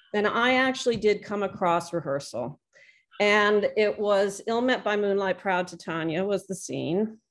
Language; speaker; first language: English; native; English